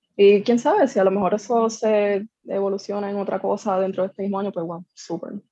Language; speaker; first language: Spanish; native; Spanish